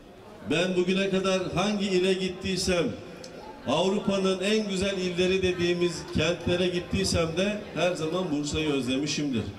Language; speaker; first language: Turkish; native; Turkish